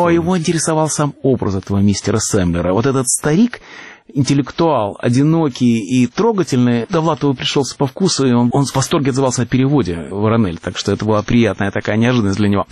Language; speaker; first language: Russian; native; Russian